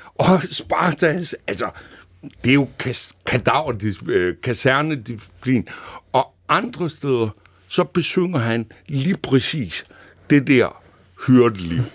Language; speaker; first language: Danish; native; Danish